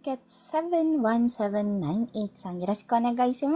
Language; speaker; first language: Japanese; non-native, fluent; Filipino